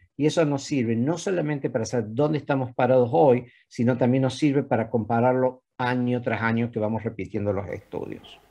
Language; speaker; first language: Spanish; native; Spanish